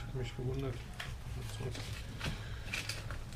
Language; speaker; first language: German; native; German